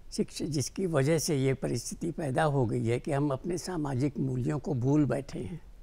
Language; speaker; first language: Hindi; native; Hindi